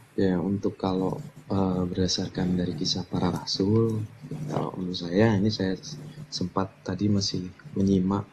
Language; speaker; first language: Indonesian; native; Indonesian